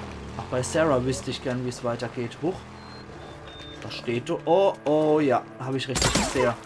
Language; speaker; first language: German; native; German